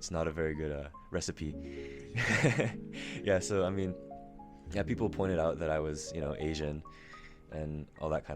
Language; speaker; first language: English; early bilingual, other home language; Japanese